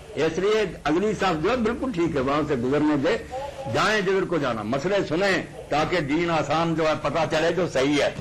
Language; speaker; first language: Urdu; non-native, local second language; Punjabi